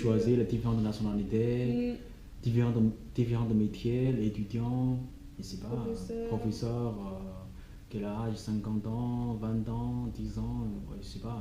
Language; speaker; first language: French; non-native, learner; Chinese